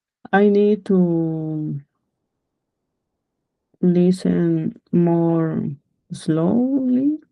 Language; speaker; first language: English; non-native, learner; Spanish